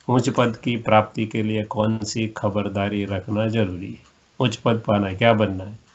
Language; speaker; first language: Hindi; non-native, local second language; Gujarati